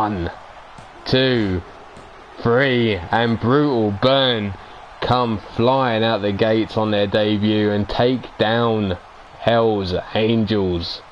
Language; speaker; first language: English; native; English